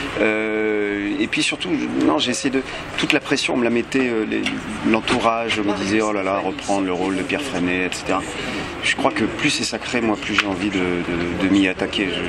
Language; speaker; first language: French; native; French